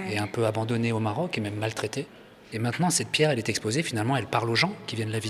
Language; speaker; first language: French; native; French